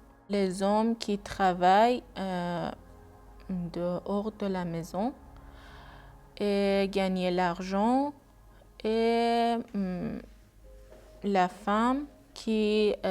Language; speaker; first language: French; non-native, learner; Persian